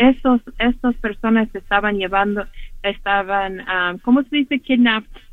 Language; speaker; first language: Spanish; early bilingual, heritage; Spanish